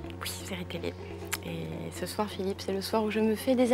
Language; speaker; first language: French; native; French